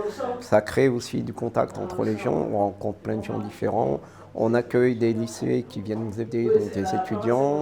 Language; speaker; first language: French; native; French